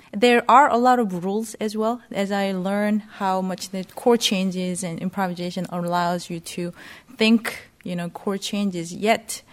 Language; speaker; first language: English; non-native, fluent; Korean